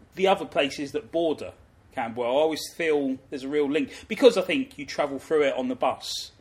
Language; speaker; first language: English; native; English